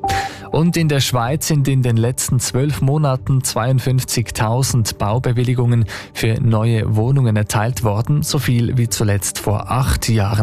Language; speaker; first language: German; native; German